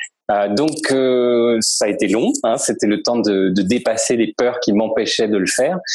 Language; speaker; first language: French; native; French